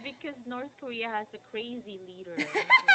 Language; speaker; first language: English; non-native, fluent; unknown